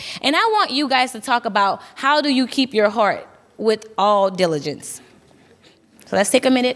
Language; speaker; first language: English; native; English